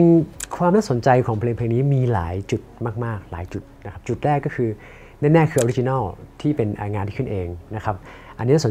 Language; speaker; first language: Thai; native; Thai